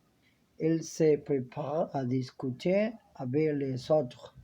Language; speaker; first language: French; non-native, learner; Spanish